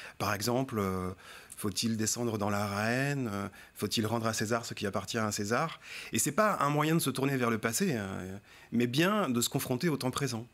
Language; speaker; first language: French; native; French